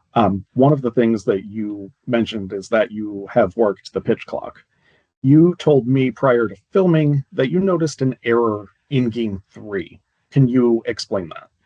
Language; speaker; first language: English; native; English